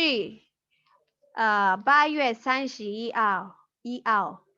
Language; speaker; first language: Chinese; non-native, fluent; Yoruba